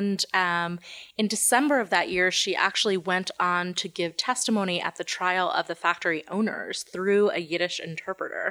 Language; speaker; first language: English; native; English